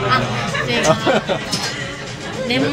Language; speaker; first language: Korean; non-native, learner; Japanese